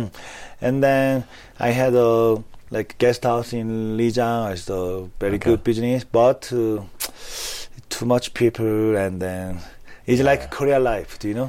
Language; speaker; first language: English; non-native, learner; Korean